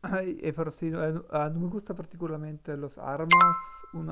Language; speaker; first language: Spanish; non-native, learner; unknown